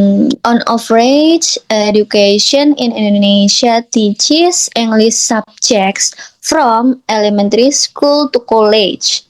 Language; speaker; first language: English; non-native, learner; Indonesian